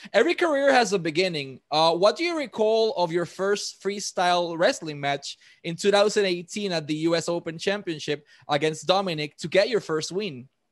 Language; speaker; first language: English; non-native, local second language; Spanish